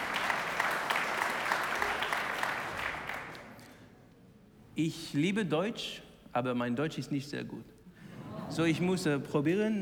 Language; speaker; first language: German; non-native, learner; English